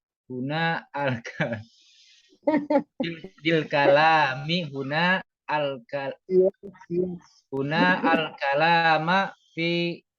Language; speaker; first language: Arabic; non-native, learner; Indonesian